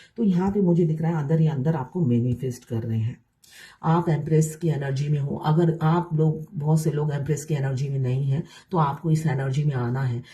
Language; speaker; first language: Hindi; non-native, local second language; Bangla